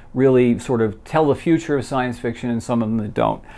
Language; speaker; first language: English; native; English